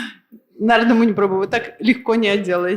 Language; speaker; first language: Russian; native; Russian